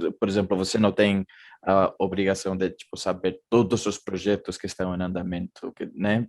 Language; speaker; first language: Portuguese; non-native, fluent; Spanish